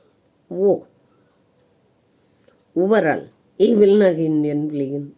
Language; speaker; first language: German; non-native, learner; Hindi